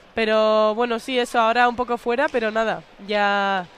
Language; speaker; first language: Spanish; native; Spanish